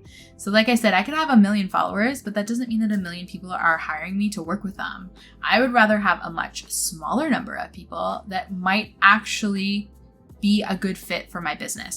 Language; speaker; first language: English; native; English